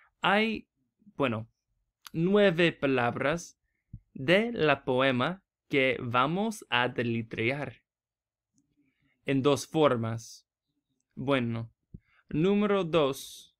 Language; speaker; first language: Spanish; non-native, learner; English